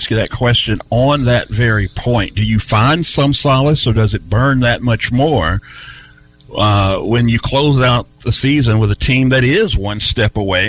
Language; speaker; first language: English; native; English